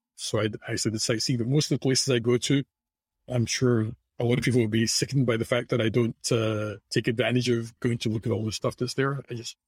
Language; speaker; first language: English; native; English